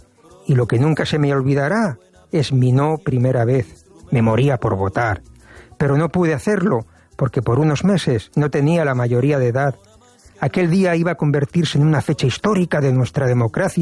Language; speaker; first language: Spanish; native; Spanish